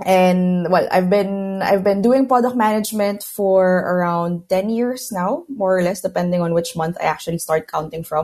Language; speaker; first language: English; non-native, local second language; Filipino